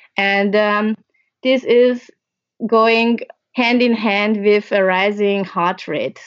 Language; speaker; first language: English; early bilingual, other home language; Hungarian